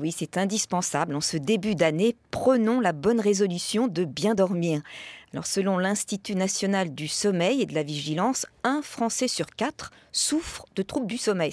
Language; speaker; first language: French; native; French